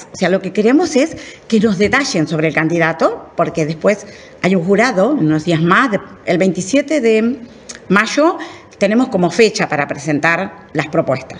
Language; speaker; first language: Spanish; native; Spanish